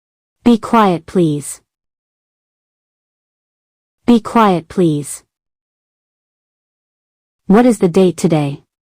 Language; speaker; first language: English; non-native, fluent; Arabic